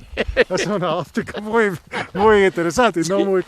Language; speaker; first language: Spanish; non-native, learner; English